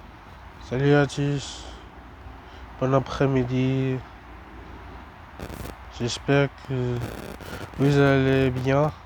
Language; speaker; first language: French; non-native, learner; English